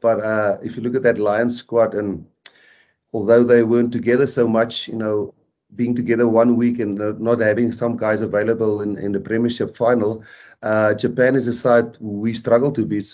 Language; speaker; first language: English; non-native, local second language; Afrikaans